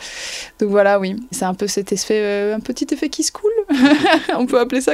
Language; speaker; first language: French; native; French